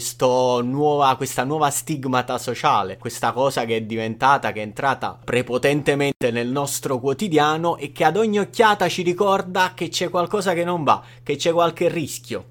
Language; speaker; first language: Italian; native; Italian